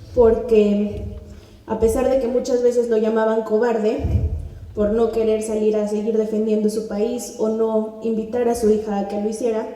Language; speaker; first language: Spanish; native; Spanish